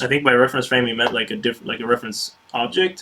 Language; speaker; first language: English; native; English